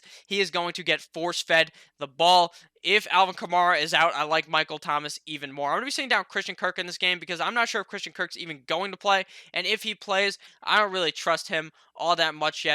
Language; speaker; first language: English; native; English